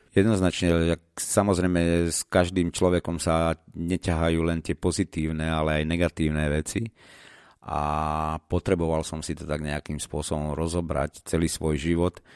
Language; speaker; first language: Slovak; native; Slovak